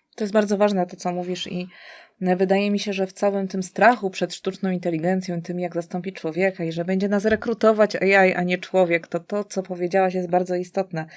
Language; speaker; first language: Polish; native; Polish